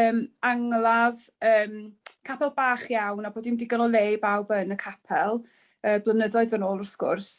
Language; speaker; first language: Welsh; native; Welsh